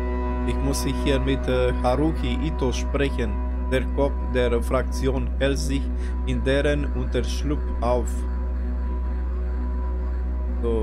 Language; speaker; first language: German; non-native, fluent; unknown